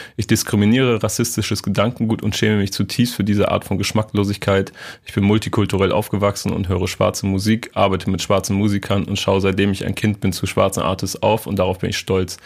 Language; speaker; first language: German; native; German